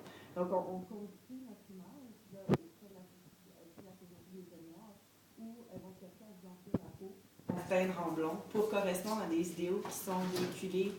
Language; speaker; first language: French; native; French